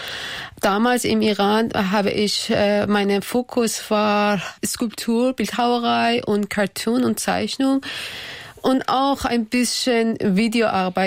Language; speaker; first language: German; non-native, learner; Persian